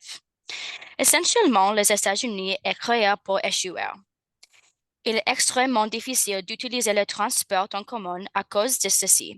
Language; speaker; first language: French; non-native, learner; English